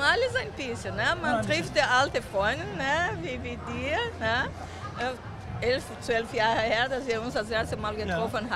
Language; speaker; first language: German; non-native, fluent; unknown